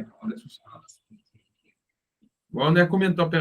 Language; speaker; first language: French; native; French